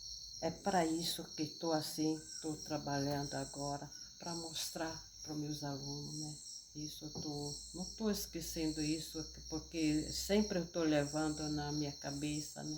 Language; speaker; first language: Portuguese; non-native, local second language; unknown